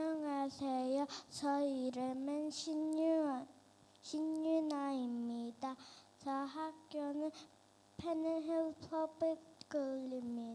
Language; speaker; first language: Korean; early bilingual, other home language; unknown